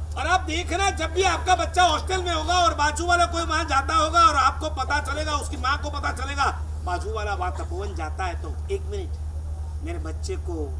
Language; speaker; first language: Hindi; non-native, local second language; Gujarati